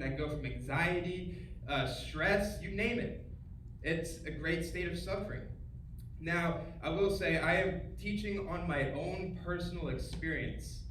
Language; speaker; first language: English; native; English